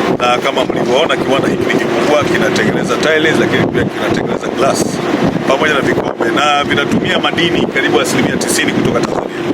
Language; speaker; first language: Swahili; native; Swahili